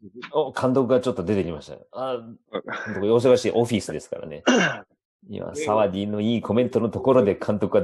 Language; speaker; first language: Japanese; native; Japanese